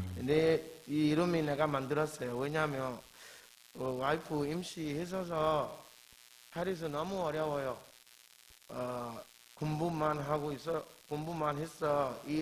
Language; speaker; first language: Korean; non-native, learner; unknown